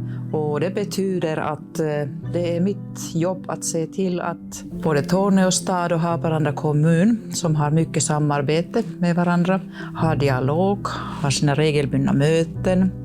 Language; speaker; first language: Swedish; non-native, local second language; Finnish